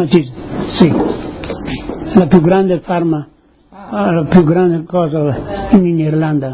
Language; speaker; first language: Italian; non-native, local second language; Friulian